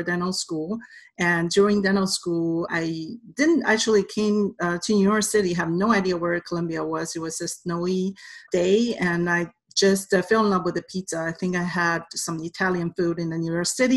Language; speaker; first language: English; non-native, fluent; Chinese